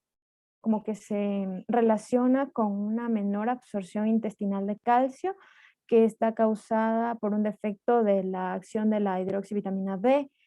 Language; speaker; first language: Spanish; native; Spanish